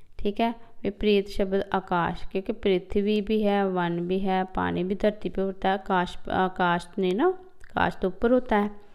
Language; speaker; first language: Hindi; non-native, local second language; Punjabi